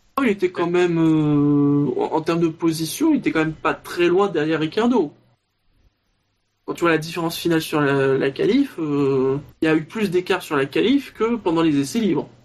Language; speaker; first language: French; native; French